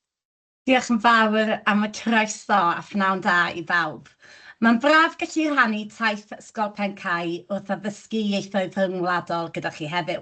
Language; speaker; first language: Welsh; native; Welsh